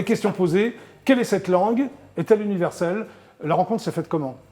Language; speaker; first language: French; native; French